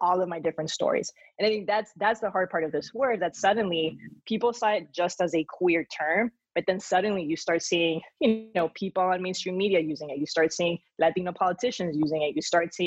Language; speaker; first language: English; non-native, fluent; Spanish